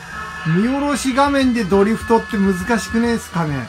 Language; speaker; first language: Japanese; native; Japanese